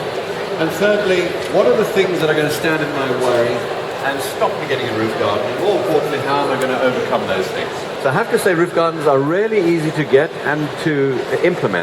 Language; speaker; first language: English; native; English